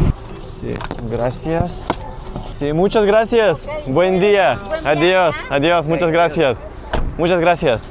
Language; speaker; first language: Spanish; non-native, learner; Lithuanian